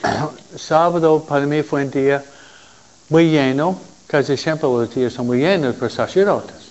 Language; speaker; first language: Spanish; non-native, fluent; English